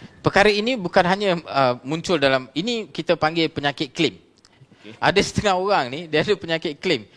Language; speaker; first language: Malay; non-native, local second language; Tamil